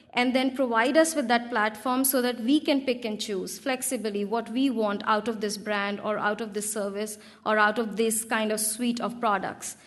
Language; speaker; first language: English; non-native, local second language; Hindi